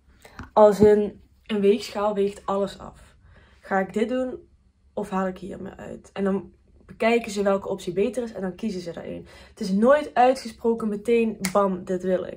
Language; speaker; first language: Dutch; native; Dutch